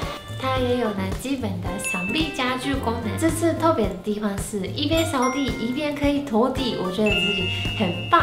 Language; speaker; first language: Chinese; non-native, fluent; Japanese